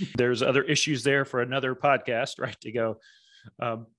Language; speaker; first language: English; native; English